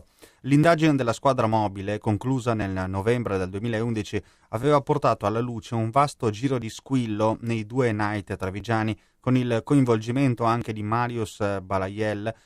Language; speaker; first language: Italian; native; Italian